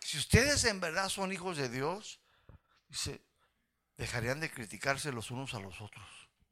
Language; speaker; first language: Spanish; early bilingual, heritage; Spanish